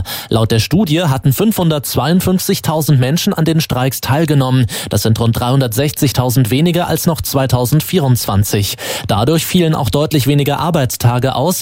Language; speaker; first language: German; native; German